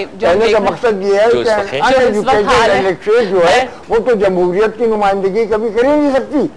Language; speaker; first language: Urdu; native; Urdu